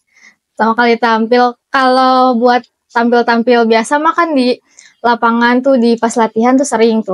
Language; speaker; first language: Indonesian; native; Indonesian